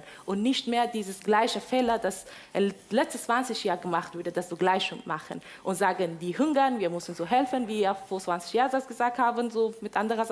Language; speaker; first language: German; non-native, fluent; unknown